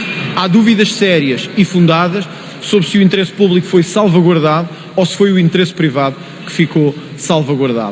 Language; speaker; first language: Portuguese; native; Portuguese